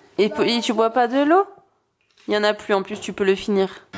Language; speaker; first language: French; native; French